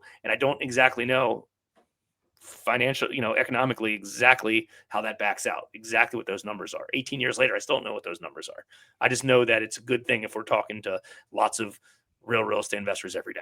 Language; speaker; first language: English; native; English